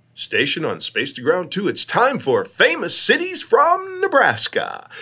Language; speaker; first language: English; native; English